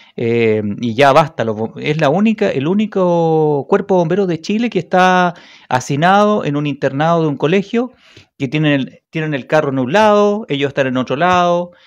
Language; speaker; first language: Spanish; native; Spanish